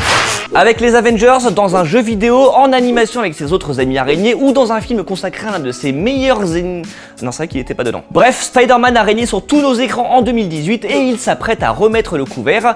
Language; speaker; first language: French; native; French